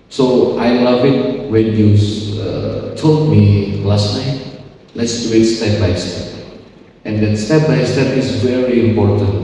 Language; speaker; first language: English; non-native, fluent; Indonesian